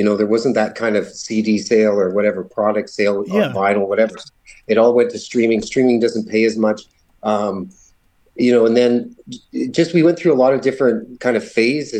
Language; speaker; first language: English; native; English